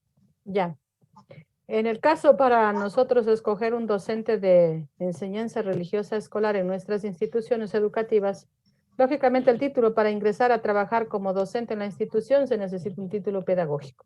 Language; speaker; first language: Spanish; native; Spanish